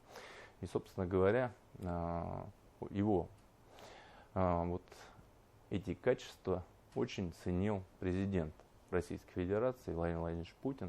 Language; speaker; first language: Russian; native; Russian